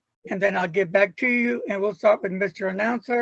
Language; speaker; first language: English; native; English